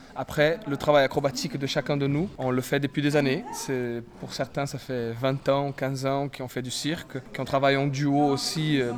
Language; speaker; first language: French; non-native, fluent; Portuguese